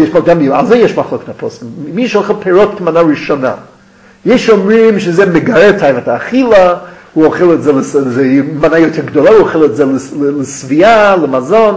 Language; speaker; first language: Hebrew; non-native, fluent; English